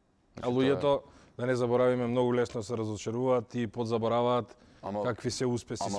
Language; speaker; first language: Macedonian; native; Macedonian